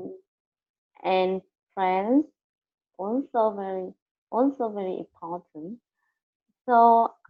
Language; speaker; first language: English; non-native, learner; Vietnamese